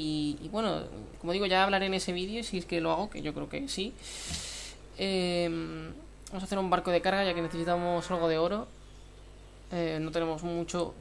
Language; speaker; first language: Spanish; native; Spanish